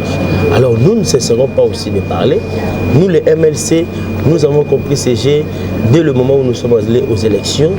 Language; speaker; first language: French; non-native, local second language; Lingala